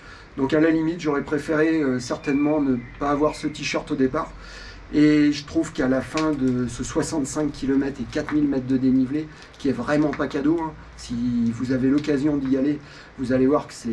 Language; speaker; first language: French; native; French